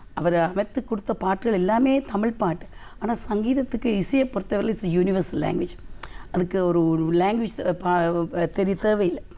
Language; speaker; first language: Tamil; native; Tamil